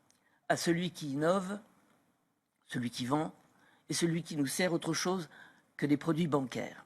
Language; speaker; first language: French; native; French